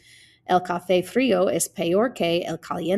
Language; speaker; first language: Spanish; non-native, fluent; English